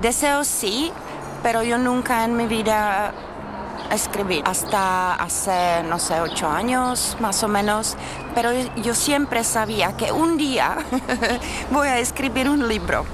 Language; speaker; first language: Spanish; non-native, learner; Czech